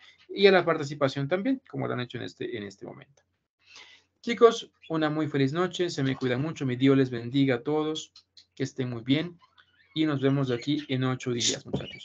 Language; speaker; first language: Spanish; native; Spanish